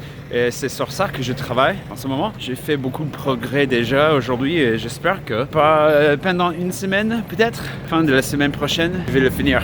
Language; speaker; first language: French; non-native, fluent; English